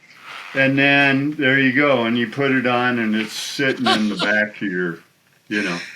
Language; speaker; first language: English; native; English